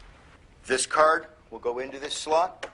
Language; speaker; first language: English; native; English